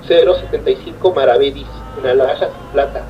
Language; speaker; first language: Spanish; native; Spanish